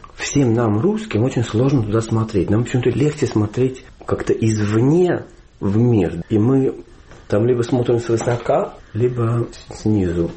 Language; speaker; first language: Russian; native; Russian